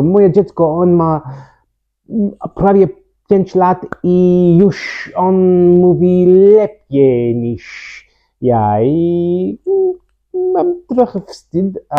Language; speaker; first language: Polish; non-native, learner; English